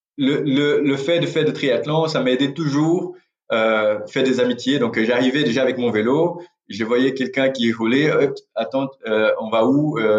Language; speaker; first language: French; non-native, fluent; Portuguese